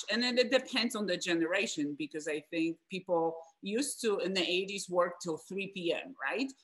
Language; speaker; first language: English; non-native, fluent; Polish